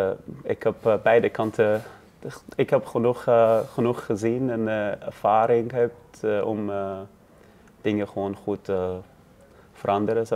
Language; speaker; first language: Dutch; non-native, learner; Persian